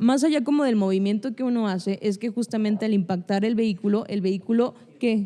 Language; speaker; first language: Spanish; native; Spanish